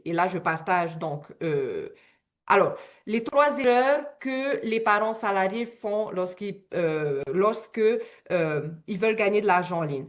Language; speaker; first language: French; native; French